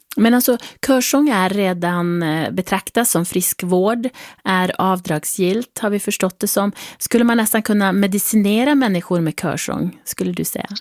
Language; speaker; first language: Swedish; native; Swedish